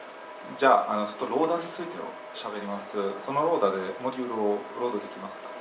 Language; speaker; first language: Japanese; non-native, fluent; English